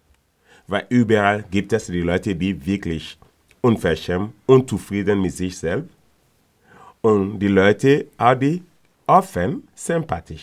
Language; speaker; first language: German; non-native, learner; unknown